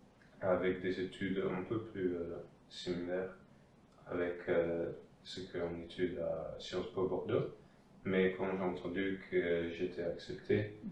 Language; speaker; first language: French; non-native, fluent; Dutch